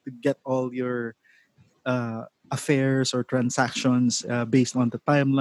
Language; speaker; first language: English; non-native, local second language; Cebuano